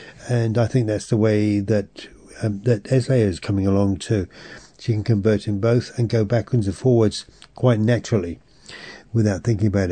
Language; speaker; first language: English; native; English